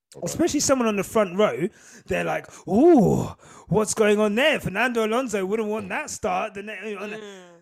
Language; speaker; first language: English; native; English